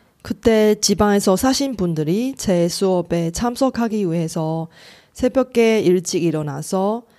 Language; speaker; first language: Korean; non-native, fluent; Chinese